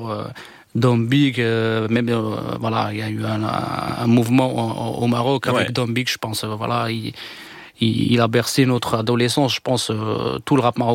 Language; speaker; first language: French; non-native, local second language; Arabic